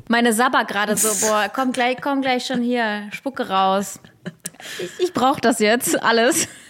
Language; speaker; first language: German; early bilingual, other home language; Russian